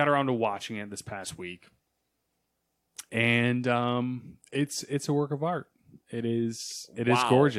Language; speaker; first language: English; native; English